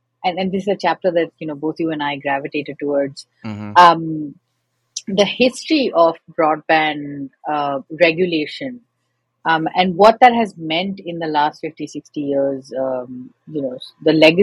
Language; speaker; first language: English; native; English